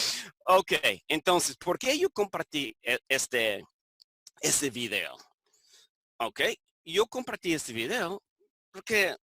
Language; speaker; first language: Spanish; non-native, fluent; English